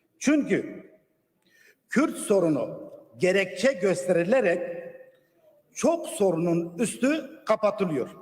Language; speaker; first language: Turkish; non-native, local second language; Kurdish